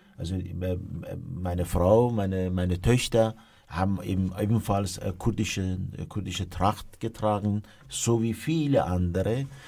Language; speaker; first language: German; non-native, fluent; Kurdish